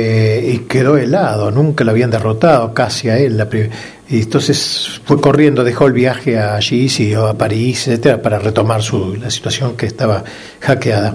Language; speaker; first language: Spanish; native; Spanish